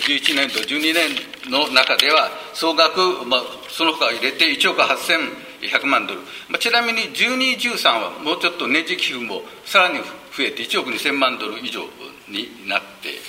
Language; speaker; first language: Japanese; native; Japanese